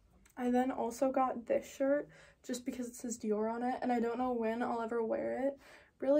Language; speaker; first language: English; native; English